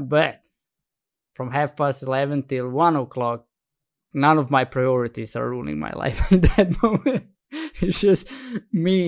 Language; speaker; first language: English; non-native, fluent; Slovenian